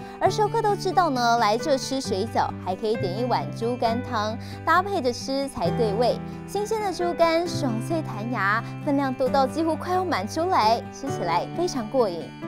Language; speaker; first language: Chinese; native; Chinese